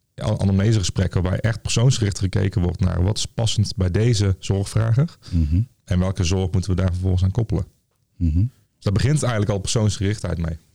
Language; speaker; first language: Dutch; native; Dutch